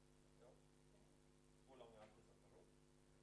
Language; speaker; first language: Norwegian; native; Norwegian